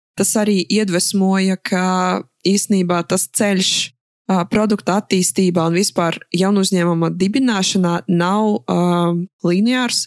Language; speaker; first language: Latvian; non-native, local second language; Russian